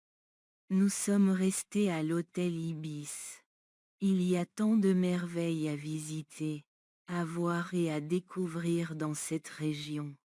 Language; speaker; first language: French; non-native, learner; Bangla